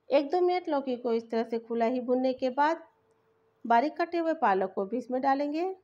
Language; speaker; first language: Hindi; native; Hindi